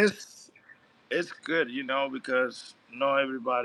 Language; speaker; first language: English; non-native, learner; Spanish